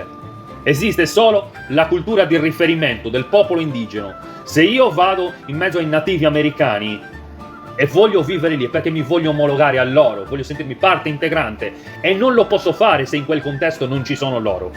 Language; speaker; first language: Italian; native; Italian